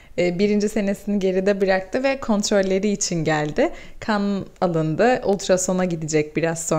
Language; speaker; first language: Turkish; native; Turkish